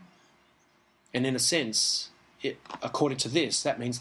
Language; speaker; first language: English; native; English